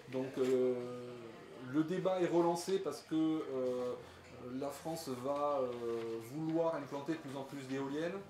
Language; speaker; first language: French; native; French